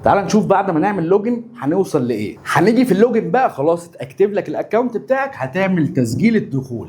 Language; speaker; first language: Arabic; native; Arabic